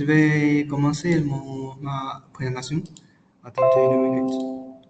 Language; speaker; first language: French; non-native, learner; Chinese